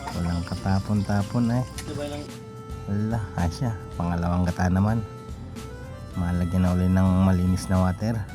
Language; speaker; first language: Filipino; non-native, local second language; Bikol